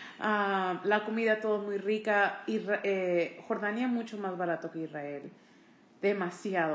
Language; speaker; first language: Spanish; early bilingual, heritage; Spanish